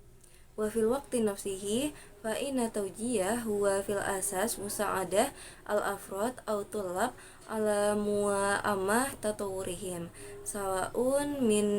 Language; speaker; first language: Arabic; non-native, learner; Indonesian